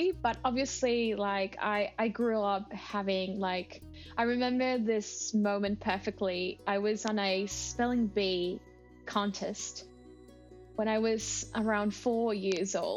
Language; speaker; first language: English; non-native, fluent; Spanish